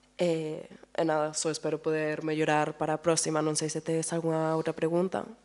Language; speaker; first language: Galician; native; Galician